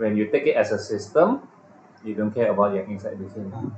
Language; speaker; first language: English; non-native, local second language; Malay